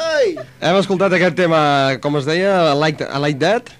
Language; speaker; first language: Catalan; native; Catalan